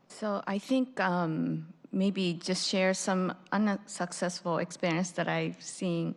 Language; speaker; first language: English; non-native, fluent; Japanese